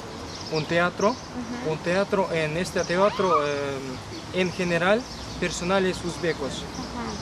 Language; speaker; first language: Spanish; non-native, learner; Kyrgyz